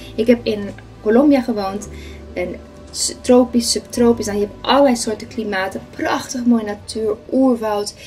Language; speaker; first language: Dutch; non-native, fluent; Spanish